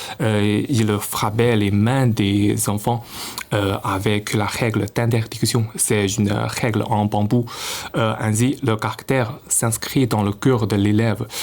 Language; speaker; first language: French; non-native, fluent; Chinese